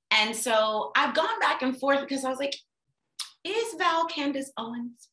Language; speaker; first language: English; native; English